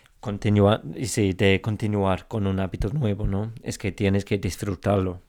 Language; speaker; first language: Spanish; non-native, fluent; English